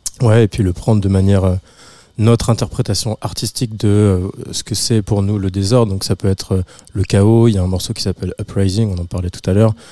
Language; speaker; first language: French; native; French